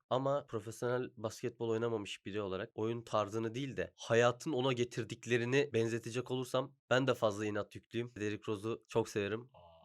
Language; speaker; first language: Turkish; native; Turkish